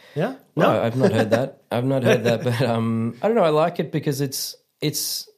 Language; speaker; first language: English; native; English